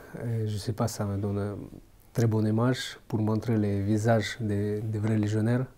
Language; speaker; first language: French; non-native, fluent; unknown